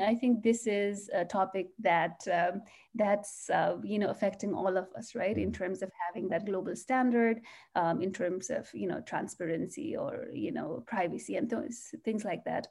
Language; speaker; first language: English; non-native, local second language; Nepali